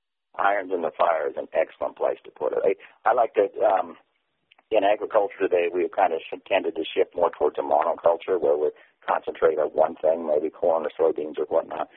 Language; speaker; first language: English; native; English